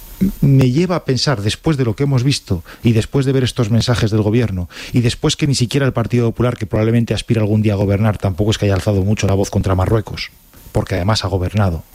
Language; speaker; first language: Spanish; native; Spanish